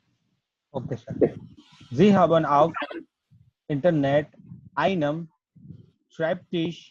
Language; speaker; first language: German; non-native, learner; Gujarati